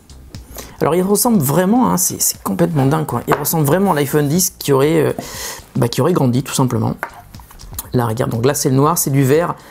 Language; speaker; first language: French; native; French